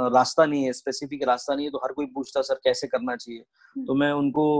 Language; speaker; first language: Hindi; non-native, local second language; Marathi